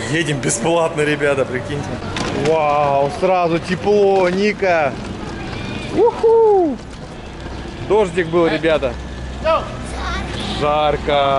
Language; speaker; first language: Russian; native; Russian